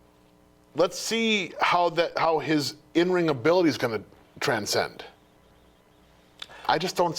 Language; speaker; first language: English; native; English